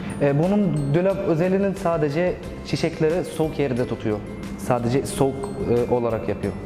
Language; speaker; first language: Turkish; non-native, learner; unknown